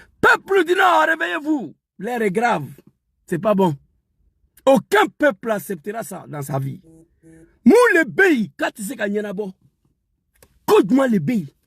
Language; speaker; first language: French; non-native, local second language; Dyula